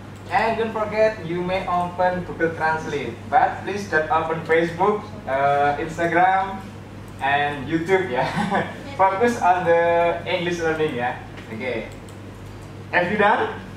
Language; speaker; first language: English; non-native, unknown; Indonesian